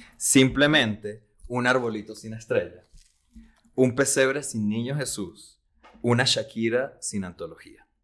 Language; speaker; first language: Spanish; native; Spanish